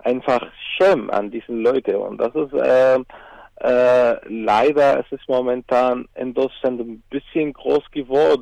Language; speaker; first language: German; non-native, learner; Arabic